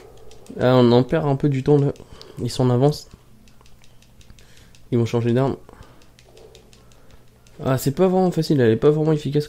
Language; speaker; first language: French; native; French